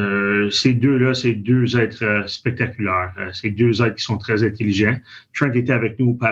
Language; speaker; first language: French; native; French